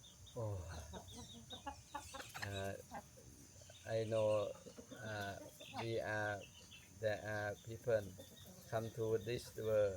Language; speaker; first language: English; non-native, learner; Thai